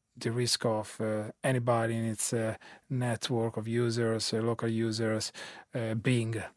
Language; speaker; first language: English; non-native, fluent; Italian